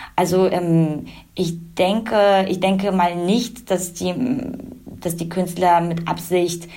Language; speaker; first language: German; early bilingual, other home language; Russian